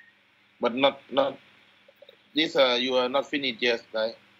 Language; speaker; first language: English; non-native, learner; Thai